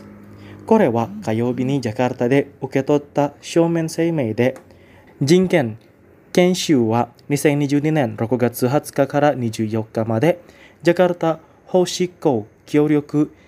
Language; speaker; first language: Japanese; non-native, fluent; Indonesian